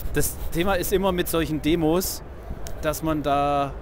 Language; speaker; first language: German; native; German